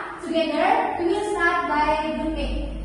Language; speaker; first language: English; non-native, fluent; Indonesian